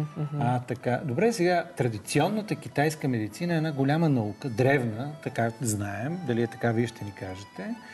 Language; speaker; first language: Bulgarian; native; Bulgarian